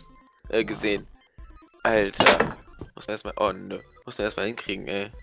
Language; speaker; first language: German; native; German